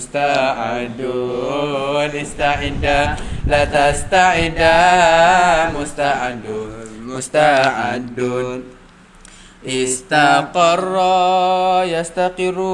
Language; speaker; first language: Arabic; non-native, fluent; Malay